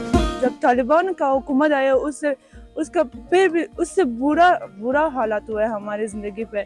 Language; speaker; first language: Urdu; non-native, learner; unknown